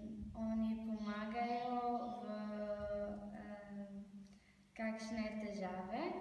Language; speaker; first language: Slovenian; non-native, learner; Arabic